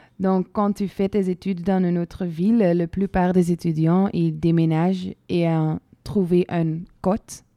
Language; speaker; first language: French; non-native, local second language; Dutch